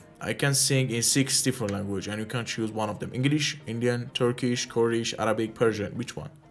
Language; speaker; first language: English; non-native, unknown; Persian